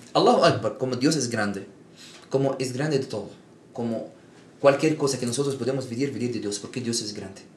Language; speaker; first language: Spanish; non-native, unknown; Arabic